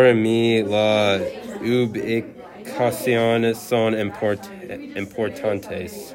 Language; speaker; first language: Spanish; non-native, learner; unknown